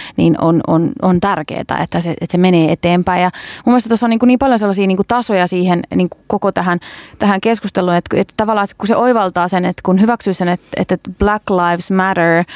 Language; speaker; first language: Finnish; early bilingual, other home language; Kurdish